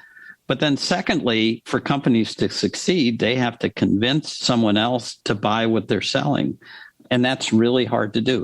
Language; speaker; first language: English; native; English